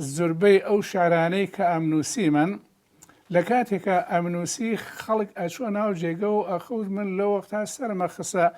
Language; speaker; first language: Central Kurdish; non-native, local second language; Gurani